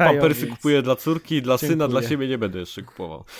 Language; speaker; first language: Polish; native; Polish